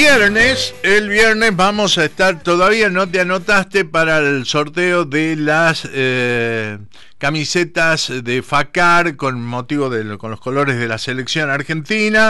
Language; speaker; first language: Spanish; native; Spanish